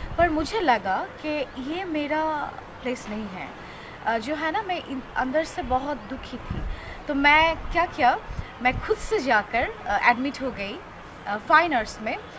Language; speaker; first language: Hindi; non-native, learner; Bangla